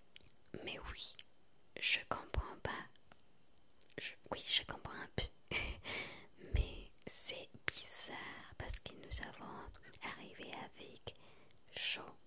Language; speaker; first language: French; non-native, learner; Spanish